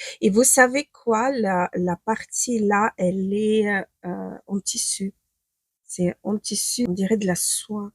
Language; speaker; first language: French; non-native, fluent; Ukrainian